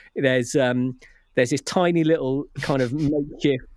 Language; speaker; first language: English; native; English